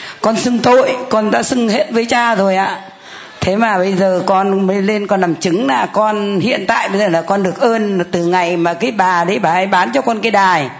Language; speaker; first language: Vietnamese; native; Vietnamese